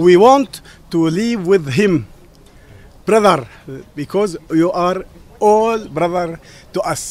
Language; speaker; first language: English; non-native, learner; Arabic